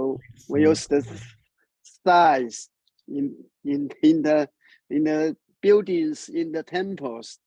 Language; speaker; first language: English; non-native, learner; Chinese